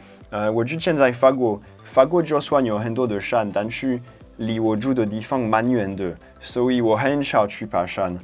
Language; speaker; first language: Chinese; non-native, fluent; French